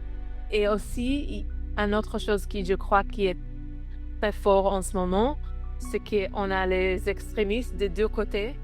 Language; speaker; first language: French; non-native, learner; Hebrew